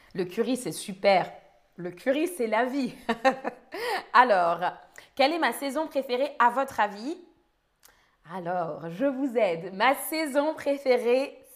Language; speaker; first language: French; native; French